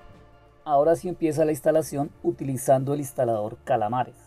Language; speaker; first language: Spanish; native; Spanish